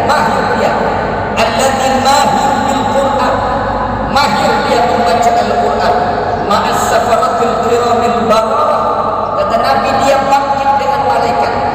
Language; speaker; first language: Malay; non-native, local second language; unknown